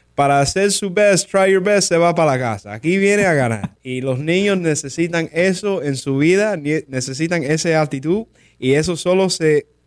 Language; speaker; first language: Spanish; early bilingual, heritage; Spanish